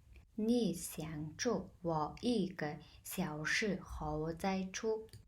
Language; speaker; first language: Chinese; non-native, fluent; Mongolian